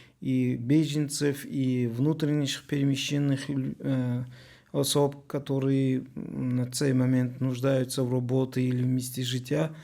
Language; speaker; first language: Ukrainian; non-native, learner; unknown